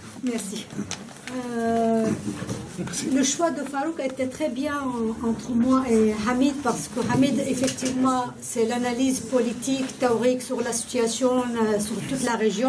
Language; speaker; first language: French; non-native, fluent; Kurdish